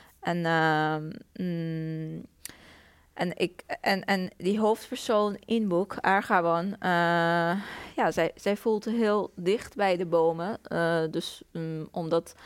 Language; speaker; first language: Dutch; non-native, fluent; Persian